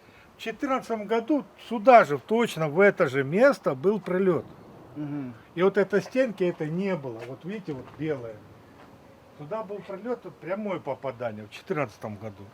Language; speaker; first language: Russian; native; Russian